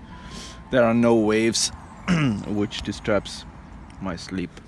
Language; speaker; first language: English; non-native, fluent; German